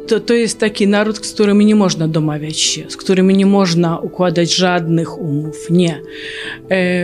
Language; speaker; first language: Polish; non-native, fluent; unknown